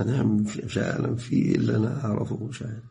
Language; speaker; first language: Arabic; native; Arabic